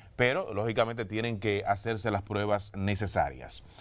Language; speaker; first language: Spanish; native; Spanish